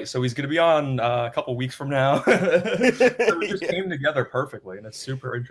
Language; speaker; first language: English; native; English